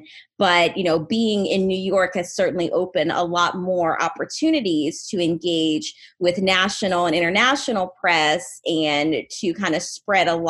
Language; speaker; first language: English; native; English